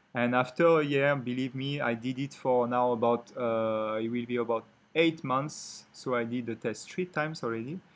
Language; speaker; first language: English; non-native, fluent; French